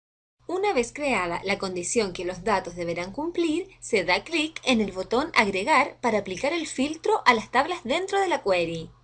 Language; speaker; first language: Spanish; native; Spanish